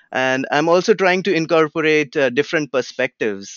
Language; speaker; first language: English; non-native, local second language; Marathi